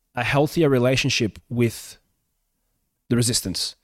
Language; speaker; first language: English; early bilingual, other home language; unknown